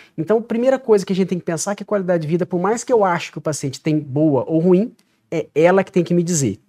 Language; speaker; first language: Portuguese; native; Portuguese